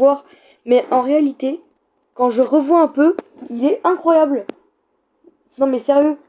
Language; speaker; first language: French; native; French